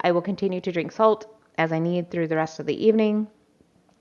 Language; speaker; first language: English; native; English